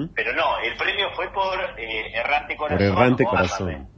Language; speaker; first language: Spanish; native; Spanish